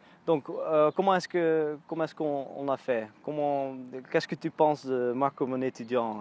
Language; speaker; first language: French; non-native, learner; Dutch